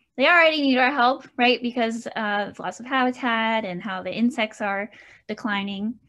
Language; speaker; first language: English; native; English